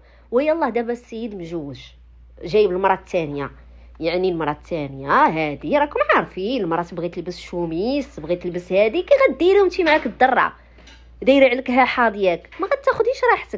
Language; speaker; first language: Arabic; native; Arabic